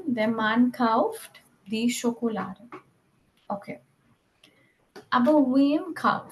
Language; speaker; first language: German; non-native, fluent; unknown